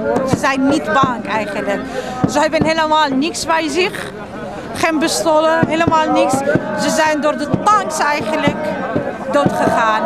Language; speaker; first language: Dutch; non-native, fluent; Arabic